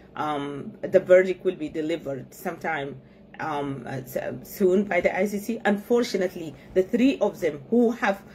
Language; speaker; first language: English; non-native, fluent; Arabic